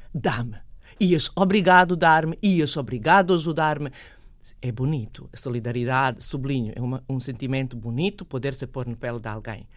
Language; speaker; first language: Portuguese; non-native, fluent; Bosnian